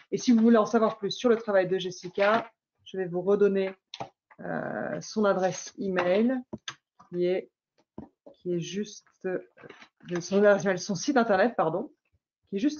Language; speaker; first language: French; native; French